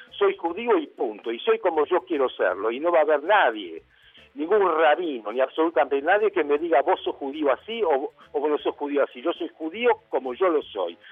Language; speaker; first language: Spanish; early bilingual, other home language; Hungarian